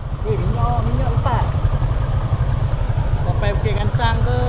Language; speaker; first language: Malay; native; Malay